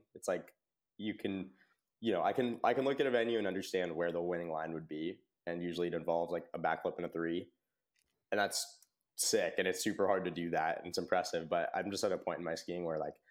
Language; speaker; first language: English; native; English